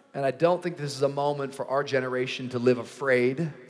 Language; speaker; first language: English; native; English